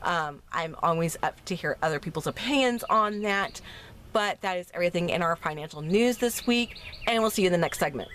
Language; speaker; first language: English; native; English